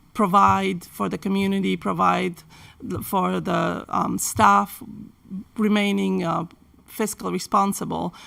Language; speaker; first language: English; non-native, fluent; Polish